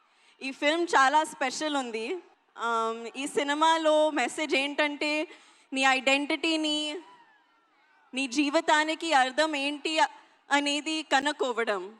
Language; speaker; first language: Telugu; non-native, learner; Hindi